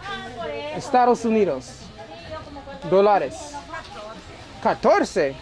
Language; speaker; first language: Spanish; non-native, learner; English